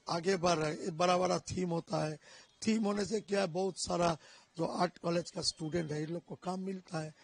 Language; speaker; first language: Hindi; non-native, local second language; Bangla